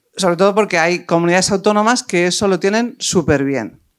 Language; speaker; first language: Spanish; native; Spanish